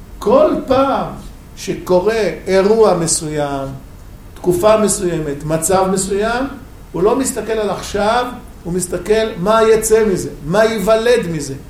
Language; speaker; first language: Hebrew; non-native, fluent; English